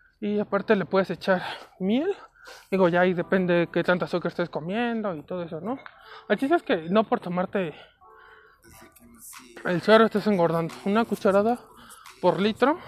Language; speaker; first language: Spanish; native; Spanish